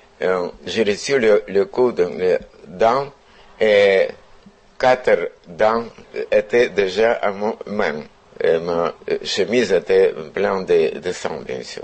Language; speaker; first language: French; non-native, fluent; Russian